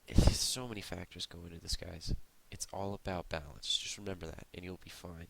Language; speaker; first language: English; native; English